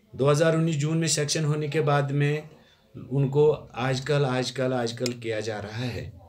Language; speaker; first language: Hindi; non-native, local second language; Kashmiri